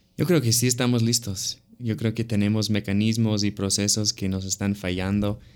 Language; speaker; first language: Spanish; non-native, fluent; English